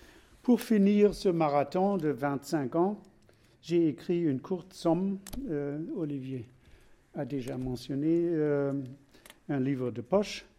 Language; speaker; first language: French; non-native, fluent; German